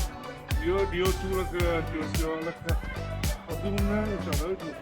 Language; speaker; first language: Chinese; native; Chinese